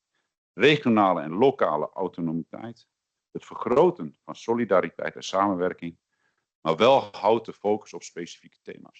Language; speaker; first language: Dutch; native; Dutch